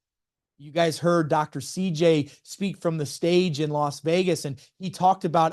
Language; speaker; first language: English; native; English